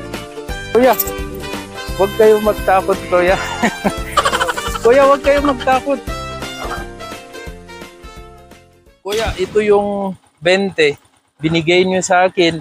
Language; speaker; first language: Filipino; non-native, learner; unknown